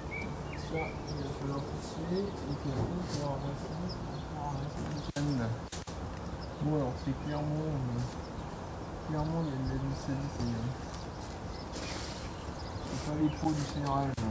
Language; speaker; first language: French; native; French